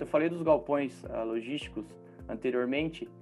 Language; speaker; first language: Portuguese; native; Portuguese